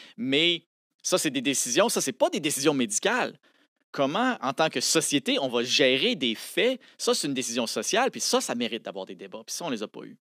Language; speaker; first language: French; native; French